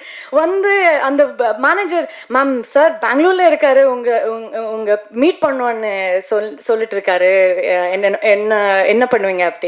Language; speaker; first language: Tamil; non-native, learner; Kannada